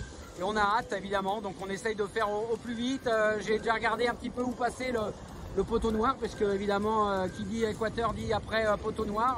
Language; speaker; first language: French; native; French